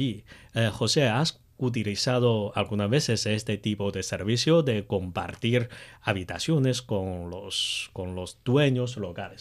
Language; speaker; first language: Spanish; non-native, fluent; Chinese